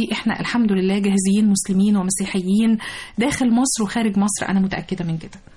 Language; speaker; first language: Arabic; native; Arabic